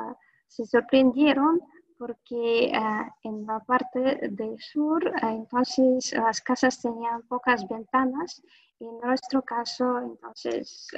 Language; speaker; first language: Spanish; non-native, fluent; Russian